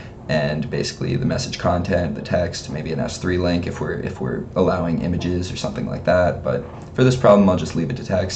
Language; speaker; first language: English; native; English